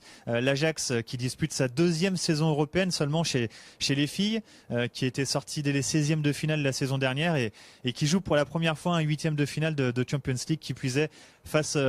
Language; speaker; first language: French; native; French